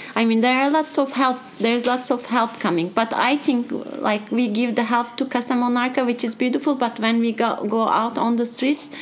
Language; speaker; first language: English; non-native, fluent; Turkish